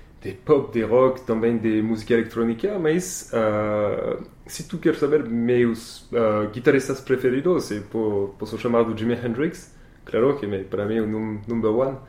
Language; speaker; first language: Portuguese; non-native, learner; French